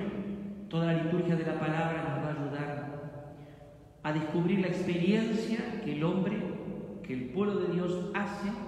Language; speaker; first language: Spanish; native; Spanish